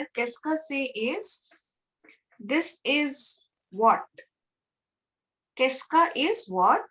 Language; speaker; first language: French; non-native, fluent; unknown